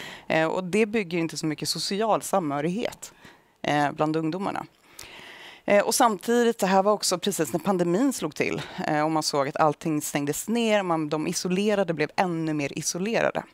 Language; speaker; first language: Swedish; native; Swedish